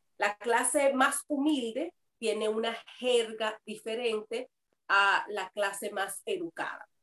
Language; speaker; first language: Spanish; native; Spanish